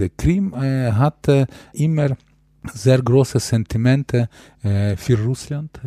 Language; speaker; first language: German; non-native, fluent; Ukrainian